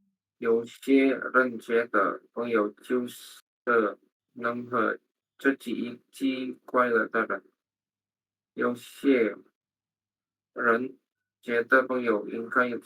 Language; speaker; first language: Chinese; non-native, learner; Indonesian